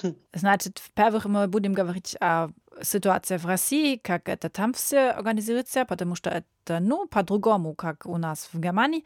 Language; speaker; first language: Russian; non-native, learner; German